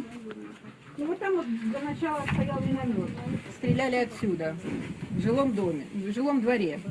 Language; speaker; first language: Russian; native; Russian